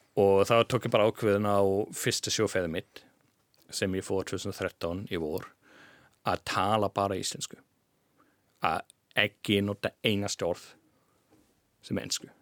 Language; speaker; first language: Icelandic; non-native, fluent; German